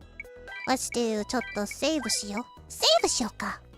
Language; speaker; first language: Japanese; non-native, learner; English